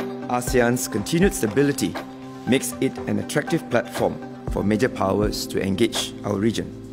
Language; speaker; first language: English; non-native, local second language; Malay